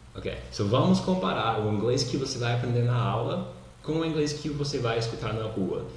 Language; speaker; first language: Portuguese; non-native, fluent; English